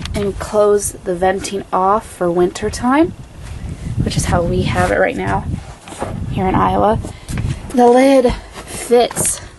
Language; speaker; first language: English; native; English